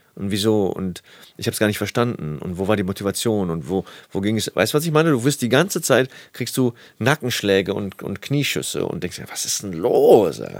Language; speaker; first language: German; native; German